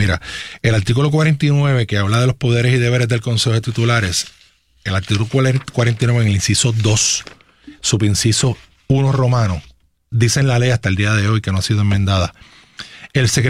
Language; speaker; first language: Spanish; native; Spanish